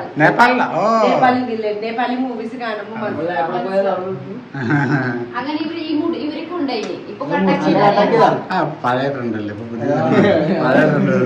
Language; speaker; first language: Malayalam; non-native, learner; Nepali